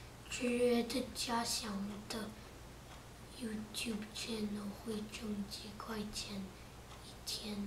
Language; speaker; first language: Chinese; early bilingual, heritage; Chinese